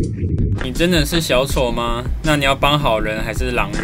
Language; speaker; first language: Chinese; native; Chinese